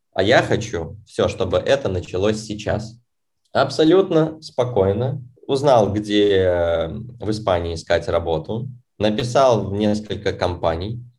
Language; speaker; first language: Russian; native; Russian